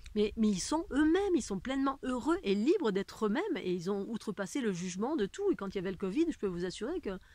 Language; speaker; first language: French; native; French